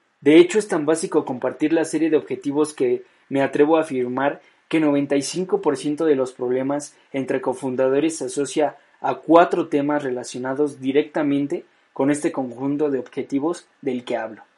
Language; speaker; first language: Spanish; native; Spanish